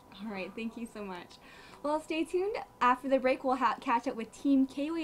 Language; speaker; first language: English; native; English